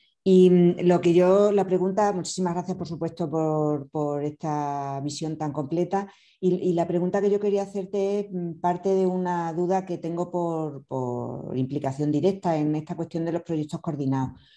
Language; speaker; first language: Spanish; native; Spanish